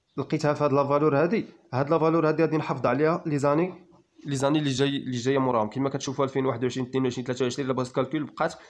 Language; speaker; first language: Arabic; native; Arabic